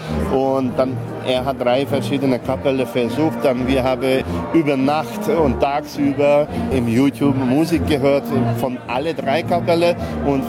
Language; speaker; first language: German; non-native, local second language; Hungarian